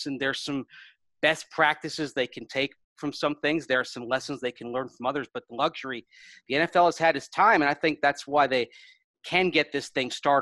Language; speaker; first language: English; native; English